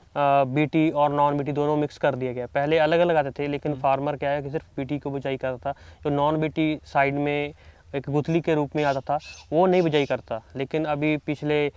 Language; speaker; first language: Hindi; non-native, local second language; Punjabi